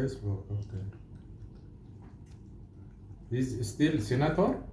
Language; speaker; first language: English; non-native, learner; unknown